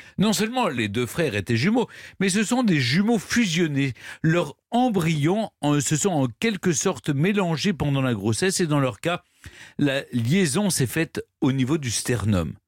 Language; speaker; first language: French; native; French